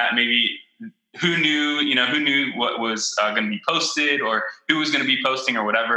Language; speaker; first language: English; native; English